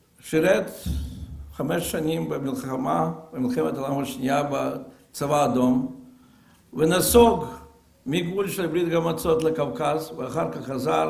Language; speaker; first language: Hebrew; non-native, fluent; Russian